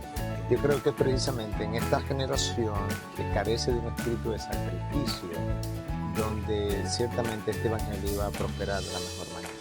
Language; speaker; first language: Spanish; native; Spanish